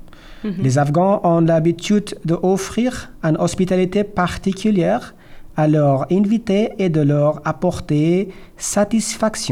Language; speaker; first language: French; non-native, learner; Persian